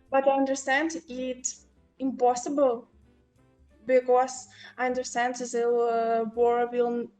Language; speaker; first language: English; non-native, local second language; Ukrainian